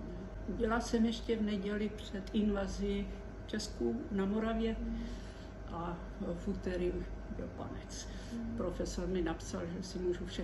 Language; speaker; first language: Czech; early bilingual, heritage; Czech